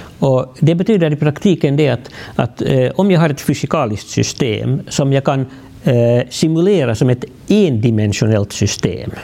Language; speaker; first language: Swedish; native; Swedish